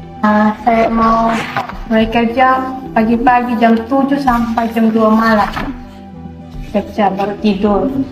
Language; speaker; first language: Indonesian; non-native, local second language; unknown